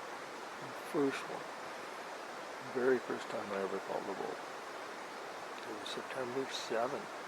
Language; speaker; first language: English; native; English